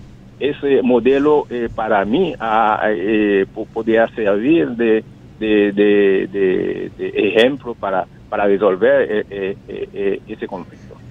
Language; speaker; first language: Spanish; non-native, fluent; Haitian Creole